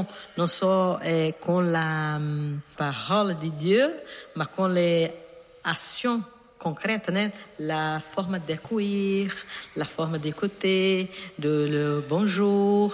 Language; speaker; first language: French; non-native, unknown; Portuguese